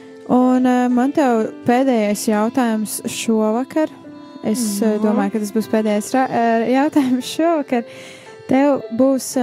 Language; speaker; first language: Latvian; native; Latvian